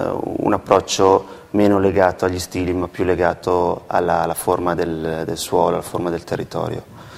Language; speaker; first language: Italian; native; Italian